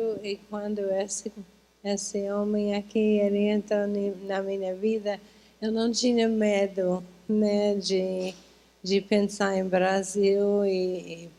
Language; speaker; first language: Portuguese; non-native, fluent; English